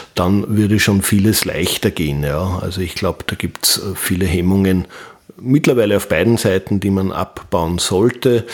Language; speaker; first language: German; native; German